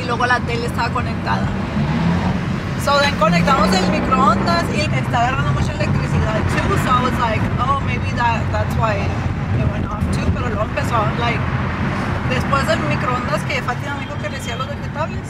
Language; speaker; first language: Spanish; early bilingual, heritage; Spanish